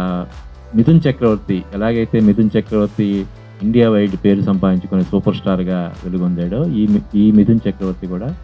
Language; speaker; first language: Telugu; native; Telugu